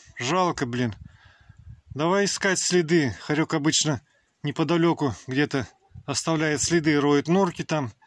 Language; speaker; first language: Russian; native; Russian